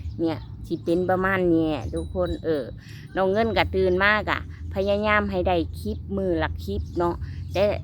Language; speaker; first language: Thai; non-native, local second language; Lao